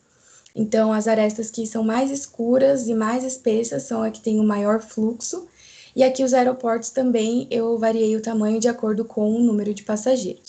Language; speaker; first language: Portuguese; native; Portuguese